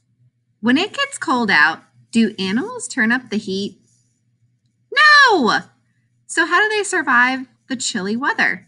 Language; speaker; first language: English; native; English